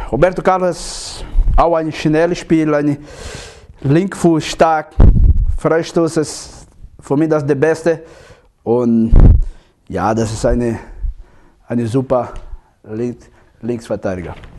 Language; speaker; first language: German; non-native, learner; Portuguese